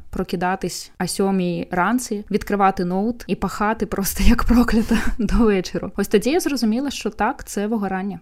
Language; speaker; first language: Ukrainian; non-native, local second language; Russian